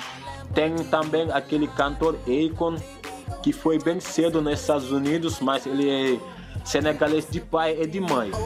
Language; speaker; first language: Portuguese; non-native, fluent; Wolof